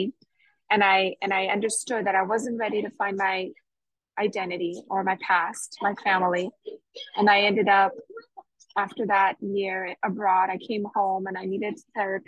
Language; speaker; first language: English; native; English